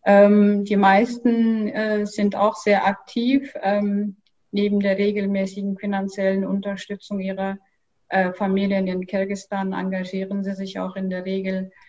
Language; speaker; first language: German; non-native, fluent; Kyrgyz